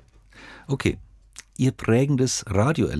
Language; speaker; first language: German; native; German